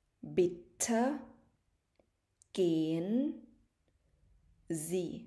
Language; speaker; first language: German; non-native, fluent; Thai